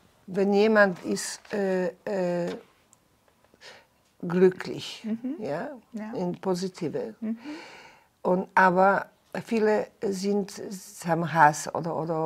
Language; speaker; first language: German; non-native, learner; Polish